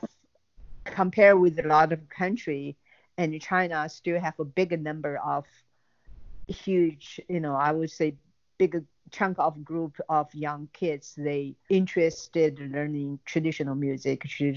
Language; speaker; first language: English; non-native, learner; Chinese